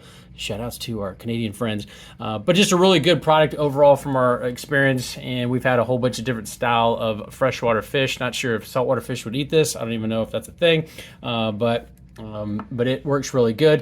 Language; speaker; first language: English; native; English